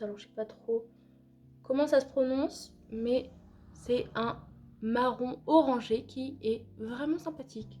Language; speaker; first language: French; native; French